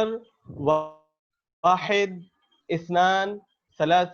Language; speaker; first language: Arabic; non-native, fluent; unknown